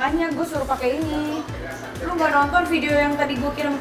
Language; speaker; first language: Indonesian; native; Indonesian